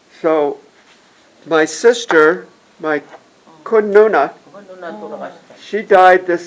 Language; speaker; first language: English; non-native, fluent; Korean